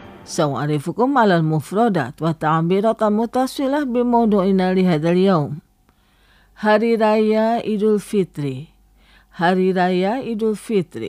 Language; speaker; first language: Arabic; non-native, fluent; Indonesian